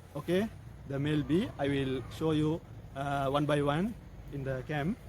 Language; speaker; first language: English; non-native, local second language; Tamil